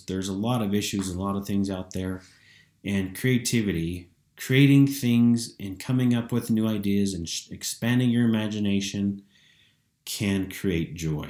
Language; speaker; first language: English; native; English